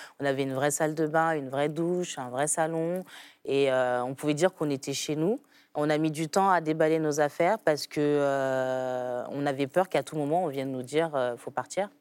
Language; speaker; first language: French; early bilingual, other home language; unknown